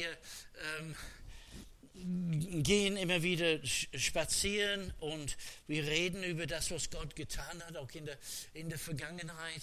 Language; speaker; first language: German; non-native, fluent; English